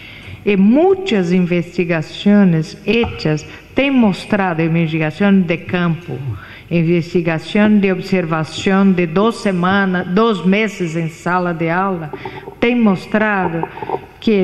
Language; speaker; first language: Spanish; non-native, fluent; Portuguese